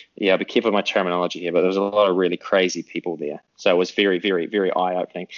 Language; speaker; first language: English; native; English